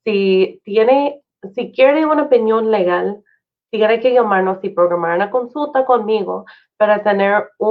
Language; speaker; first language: Spanish; non-native, fluent; English